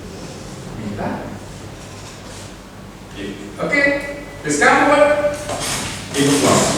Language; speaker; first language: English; non-native, fluent; Indonesian